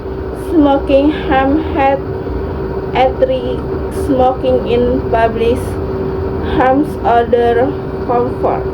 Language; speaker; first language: English; non-native, learner; Indonesian